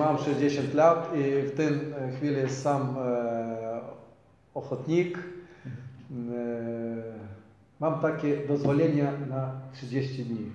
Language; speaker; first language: Polish; non-native, learner; Ukrainian